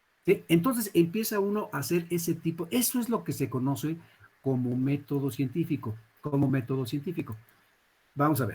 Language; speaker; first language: Spanish; native; Spanish